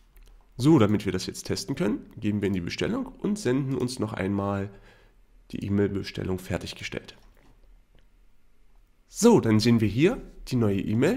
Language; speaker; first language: German; native; German